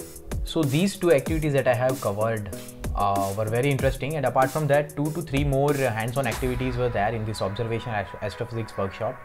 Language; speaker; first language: English; non-native, local second language; Hindi